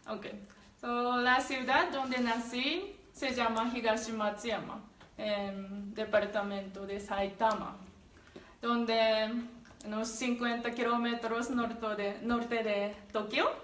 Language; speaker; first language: Spanish; non-native, learner; Japanese